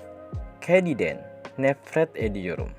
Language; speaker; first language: Turkish; non-native, fluent; Indonesian